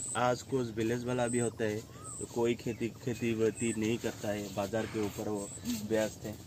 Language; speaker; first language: Hindi; non-native, local second language; Assamese